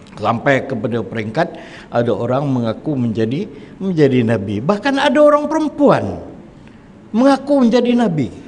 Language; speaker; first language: Malay; native; Malay